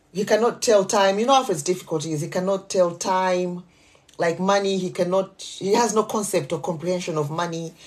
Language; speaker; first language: English; non-native, local second language; Nyanja